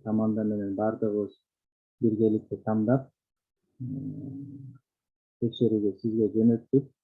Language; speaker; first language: Kyrgyz; native; Kyrgyz